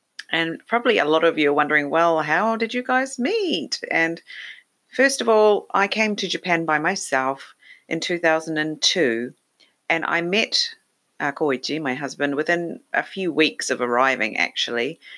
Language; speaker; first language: English; native; English